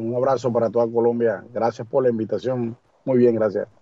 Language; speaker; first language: Spanish; native; Spanish